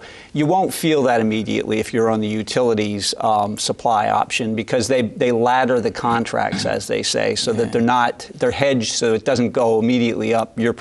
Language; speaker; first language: English; native; English